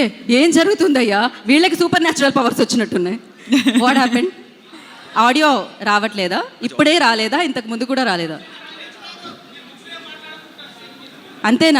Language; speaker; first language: Telugu; native; Telugu